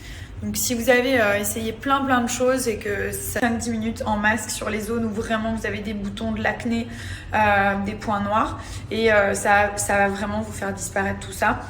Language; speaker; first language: French; native; French